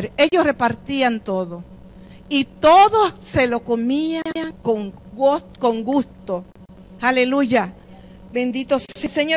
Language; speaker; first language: Spanish; native; Spanish